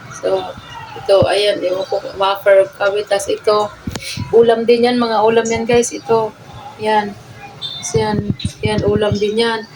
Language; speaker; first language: Filipino; non-native, local second language; Cebuano